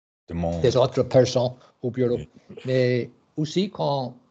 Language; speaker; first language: French; non-native, learner; English